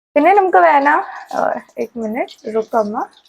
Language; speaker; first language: Malayalam; non-native, fluent; Hindi